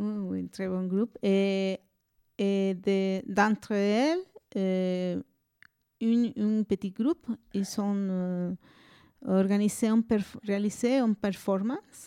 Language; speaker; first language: French; non-native, fluent; Spanish